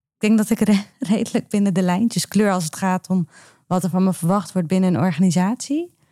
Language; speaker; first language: Dutch; early bilingual, other home language; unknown